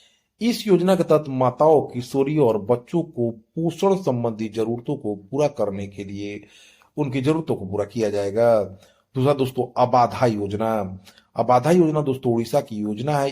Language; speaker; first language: Hindi; native; Hindi